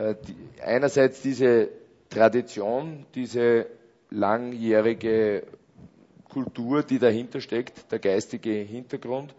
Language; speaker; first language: German; native; German